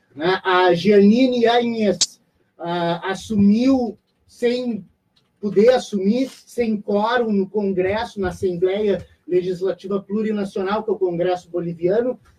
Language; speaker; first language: Portuguese; native; Portuguese